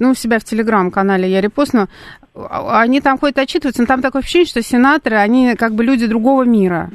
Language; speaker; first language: Russian; native; Russian